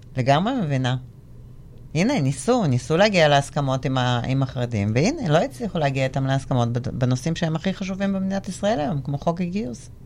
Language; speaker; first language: Hebrew; early bilingual, other home language; Russian